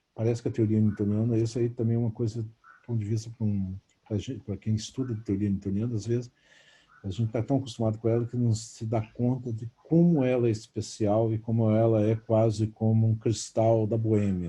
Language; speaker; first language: Portuguese; native; Portuguese